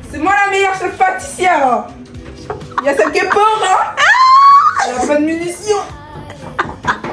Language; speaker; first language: French; native; French